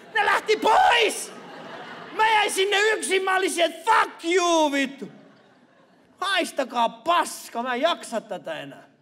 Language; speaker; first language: Finnish; early bilingual, other home language; Persian